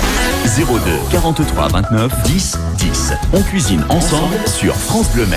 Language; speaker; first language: French; native; French